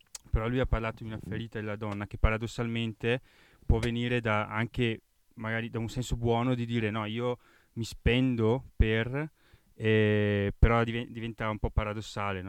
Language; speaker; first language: Italian; native; Italian